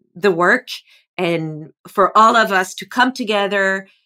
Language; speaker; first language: English; non-native, fluent; French